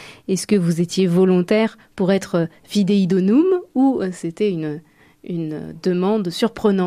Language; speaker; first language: French; native; French